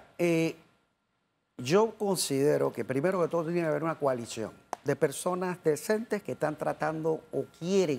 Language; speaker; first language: Spanish; native; Spanish